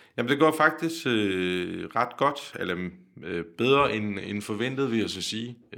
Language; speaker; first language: Danish; non-native, fluent; Turkish